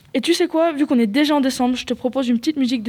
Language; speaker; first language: French; native; French